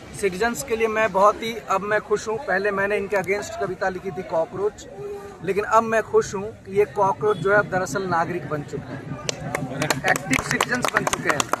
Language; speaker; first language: Hindi; native; Hindi